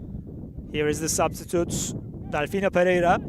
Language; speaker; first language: English; non-native, fluent; Turkish